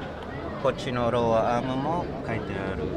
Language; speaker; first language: Japanese; non-native, learner; English